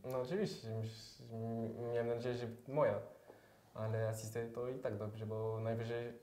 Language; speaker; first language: Polish; early bilingual, heritage; French